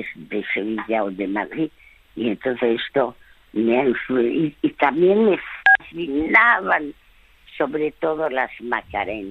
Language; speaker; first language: Spanish; early bilingual, other home language; French